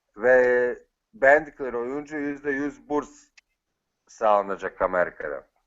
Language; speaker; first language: Turkish; non-native, fluent; Bosnian